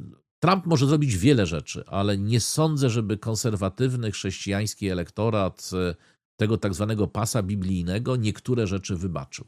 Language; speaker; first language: Polish; native; Polish